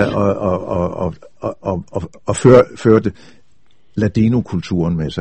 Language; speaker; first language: Danish; native; Danish